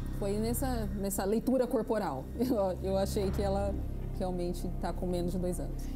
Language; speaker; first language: Portuguese; native; Portuguese